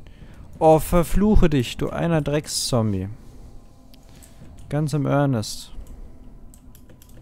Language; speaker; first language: German; native; German